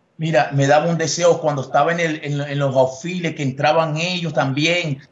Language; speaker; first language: Spanish; native; Spanish